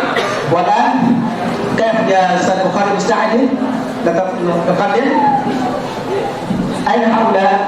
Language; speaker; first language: Arabic; non-native, fluent; Indonesian